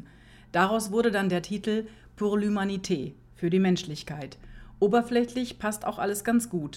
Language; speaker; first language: German; native; German